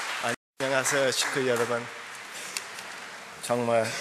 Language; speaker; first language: Korean; early bilingual, heritage; English